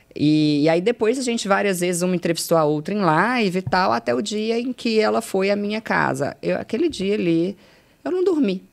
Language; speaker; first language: Portuguese; native; Portuguese